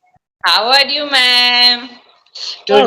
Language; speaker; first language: English; non-native, learner; Hindi